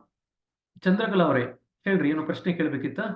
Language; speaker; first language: Kannada; native; Kannada